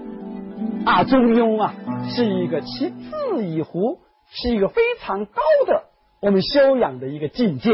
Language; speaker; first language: Chinese; native; Chinese